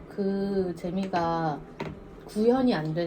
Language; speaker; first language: Korean; native; Korean